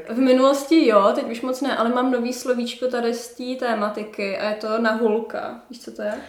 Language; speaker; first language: Czech; native; Czech